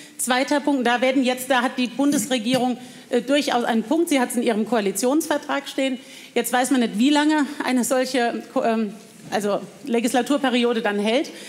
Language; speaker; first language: German; native; German